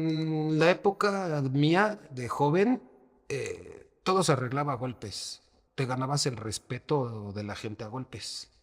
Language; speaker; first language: Spanish; native; Spanish